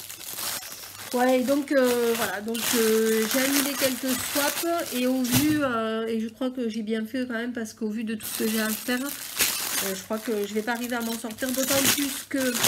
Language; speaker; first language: French; native; French